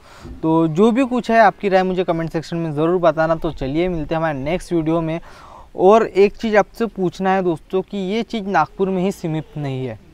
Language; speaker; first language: Hindi; non-native, local second language; Marathi